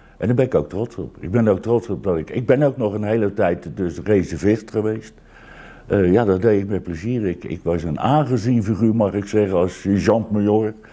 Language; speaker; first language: Dutch; native; Dutch